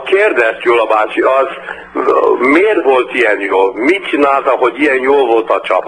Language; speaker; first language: Hungarian; early bilingual, heritage; Portuguese